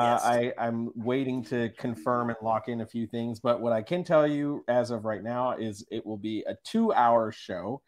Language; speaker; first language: English; native; English